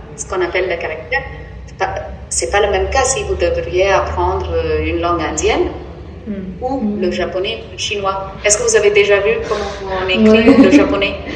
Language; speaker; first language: French; non-native, fluent; Tamil